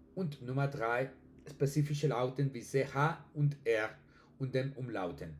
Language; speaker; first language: German; non-native, learner; Spanish